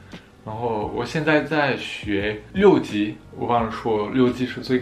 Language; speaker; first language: Chinese; non-native, fluent; French